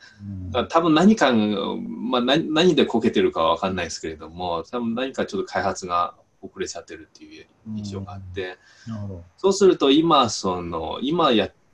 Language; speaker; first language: Japanese; non-native, fluent; Chinese